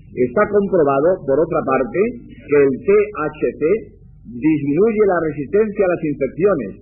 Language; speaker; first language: Spanish; native; Spanish